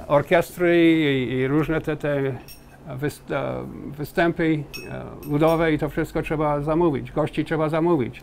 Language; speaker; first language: Polish; early bilingual, heritage; Polish